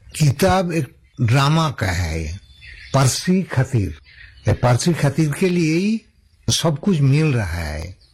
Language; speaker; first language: Hindi; non-native, local second language; Santali